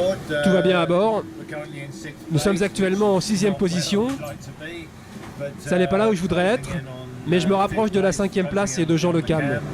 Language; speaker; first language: French; native; French